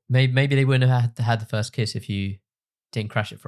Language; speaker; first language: English; native; English